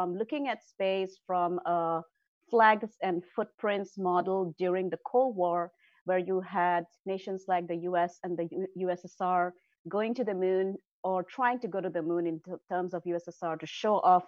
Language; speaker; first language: English; non-native, local second language; Assamese